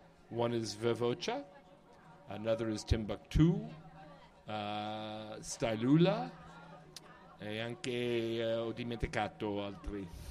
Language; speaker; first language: Italian; non-native, learner; English